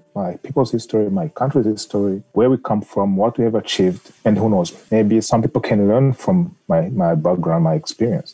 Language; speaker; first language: English; non-native, local second language; Kinyarwanda